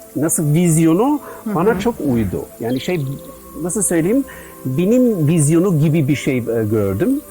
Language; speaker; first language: Turkish; non-native, learner; German